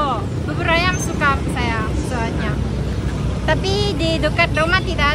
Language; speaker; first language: Indonesian; non-native, learner; Japanese